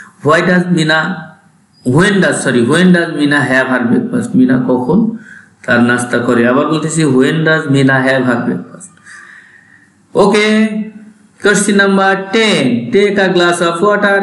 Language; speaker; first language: English; non-native, local second language; Bangla